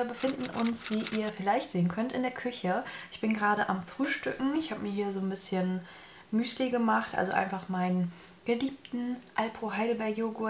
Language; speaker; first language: German; native; German